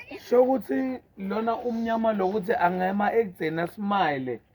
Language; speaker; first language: Zulu; non-native, local second language; Swati